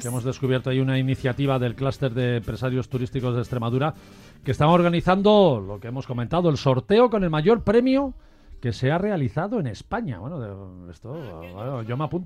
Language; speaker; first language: Spanish; native; Spanish